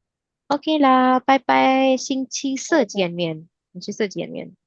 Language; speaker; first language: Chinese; non-native, fluent; Hindi